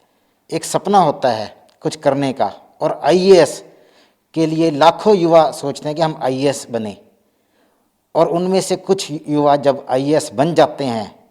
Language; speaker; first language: Hindi; native; Hindi